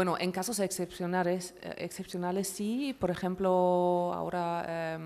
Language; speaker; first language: Spanish; non-native, fluent; German